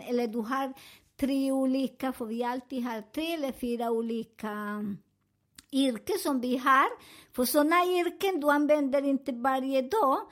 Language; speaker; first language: Swedish; non-native, learner; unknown